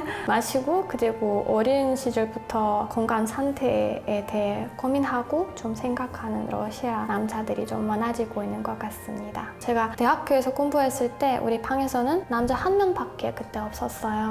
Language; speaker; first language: Korean; non-native, fluent; Russian